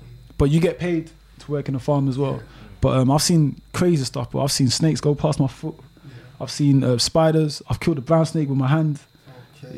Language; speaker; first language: English; native; English